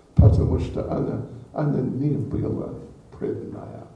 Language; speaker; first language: Russian; non-native, learner; English